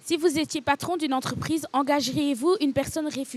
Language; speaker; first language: French; early bilingual, other home language; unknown